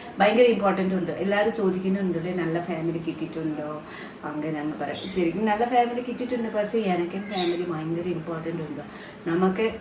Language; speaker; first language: Malayalam; non-native, fluent; Nepali